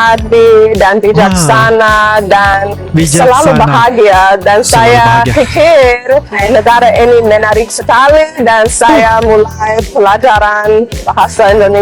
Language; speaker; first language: Indonesian; non-native, learner; English